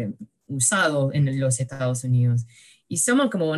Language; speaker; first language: Spanish; early bilingual, heritage; English